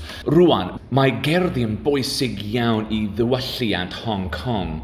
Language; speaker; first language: Welsh; non-native, learner; English